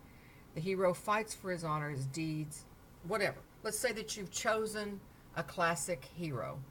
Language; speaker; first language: English; native; English